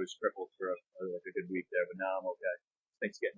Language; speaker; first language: English; native; English